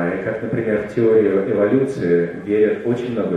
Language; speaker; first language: Russian; native; Russian